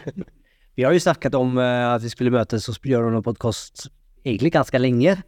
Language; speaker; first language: Swedish; non-native, fluent; Norwegian